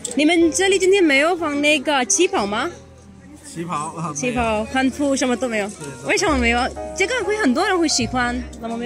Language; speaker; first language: Chinese; non-native, learner; Urdu